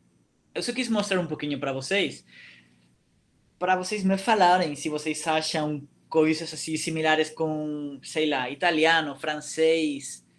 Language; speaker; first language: Portuguese; non-native, fluent; Catalan